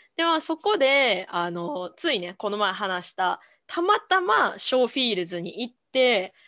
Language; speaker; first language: Japanese; early bilingual, other home language; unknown